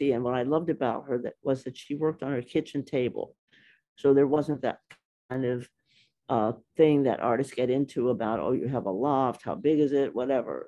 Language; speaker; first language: English; native; English